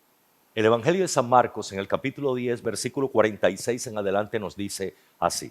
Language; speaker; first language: Spanish; native; Spanish